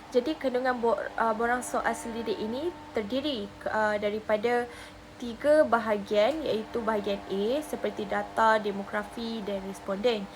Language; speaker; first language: Malay; native; Malay